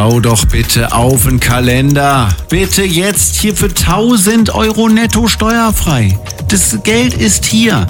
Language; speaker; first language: German; native; German